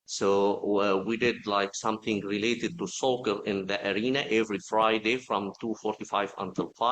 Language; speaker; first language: English; non-native, fluent; Arabic